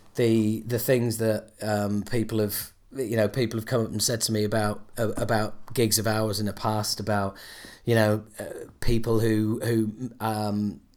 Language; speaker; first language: English; native; English